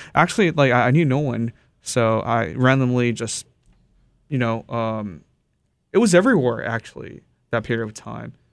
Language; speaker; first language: English; early bilingual, other home language; Japanese